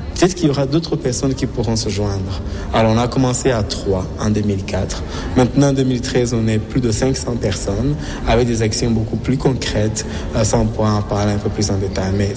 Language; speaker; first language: French; non-native, local second language; Kinyarwanda